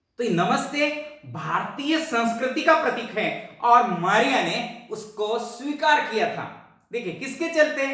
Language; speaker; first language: Hindi; non-native, local second language; Marathi